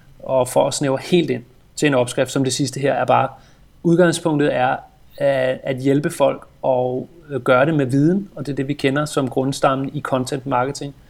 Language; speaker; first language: Danish; native; Danish